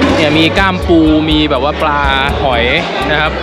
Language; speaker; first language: Thai; native; Thai